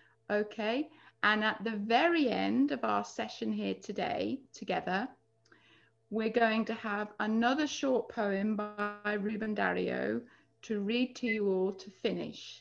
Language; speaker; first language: English; native; English